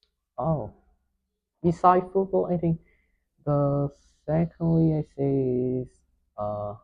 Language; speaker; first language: English; non-native, learner; Vietnamese